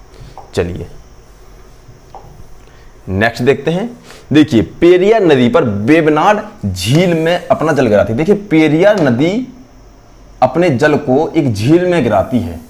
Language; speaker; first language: Hindi; native; Hindi